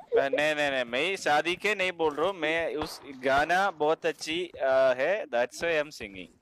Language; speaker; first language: Hindi; non-native, local second language; Malayalam